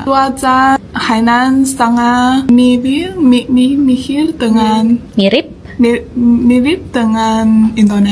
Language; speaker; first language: Indonesian; non-native, learner; Chinese